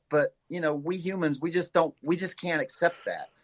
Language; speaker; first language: English; native; English